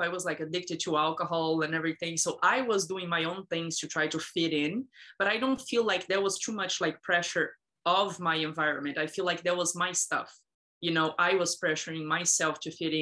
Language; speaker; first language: English; non-native, fluent; Portuguese